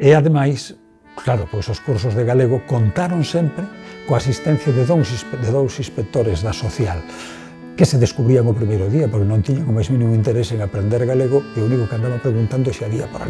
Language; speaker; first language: Galician; native; Galician